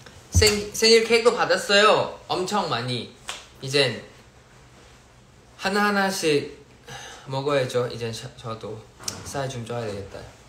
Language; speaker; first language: Korean; non-native, fluent; Thai